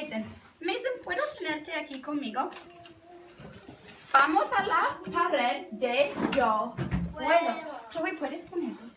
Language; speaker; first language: Spanish; non-native, fluent; English